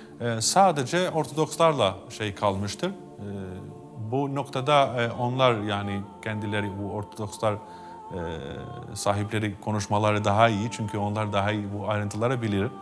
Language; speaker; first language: Turkish; non-native, fluent; Albanian